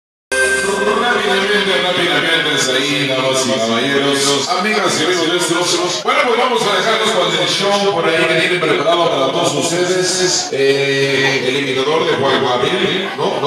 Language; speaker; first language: Spanish; native; Spanish